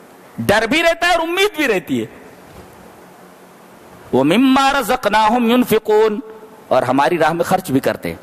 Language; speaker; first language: Urdu; native; Urdu